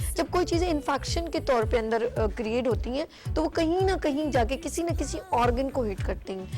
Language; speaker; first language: Urdu; native; Urdu